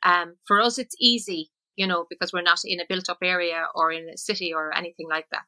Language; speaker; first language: English; native; English